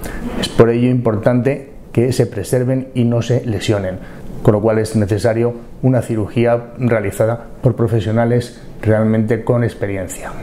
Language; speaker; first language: Spanish; native; Spanish